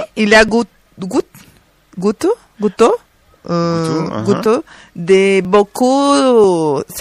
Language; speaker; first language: French; non-native, learner; Portuguese